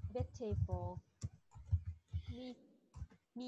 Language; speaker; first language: English; non-native, learner; Vietnamese